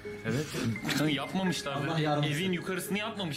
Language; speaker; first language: Turkish; native; Turkish